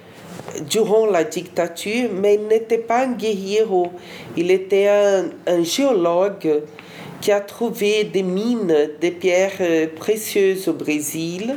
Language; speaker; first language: French; non-native, fluent; Portuguese